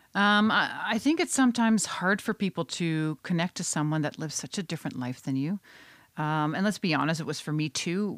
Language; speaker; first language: English; non-native, fluent; Dutch